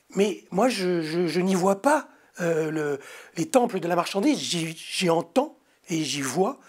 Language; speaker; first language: French; native; French